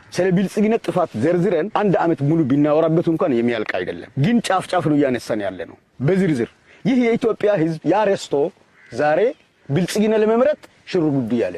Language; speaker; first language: Amharic; non-native, local second language; Afar